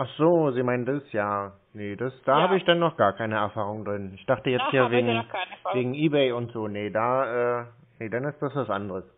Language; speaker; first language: German; native; German